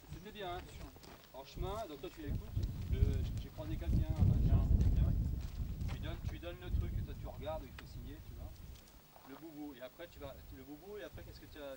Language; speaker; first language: French; native; French